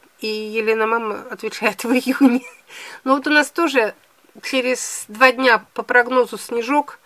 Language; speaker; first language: Russian; native; Russian